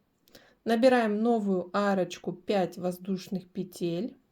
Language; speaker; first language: Russian; native; Russian